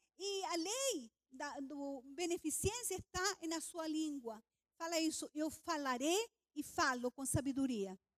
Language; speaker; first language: Portuguese; non-native, fluent; Spanish